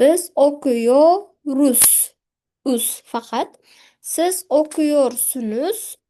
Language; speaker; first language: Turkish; non-native, fluent; Uzbek